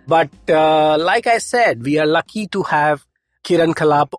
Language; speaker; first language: English; non-native, local second language; Hindi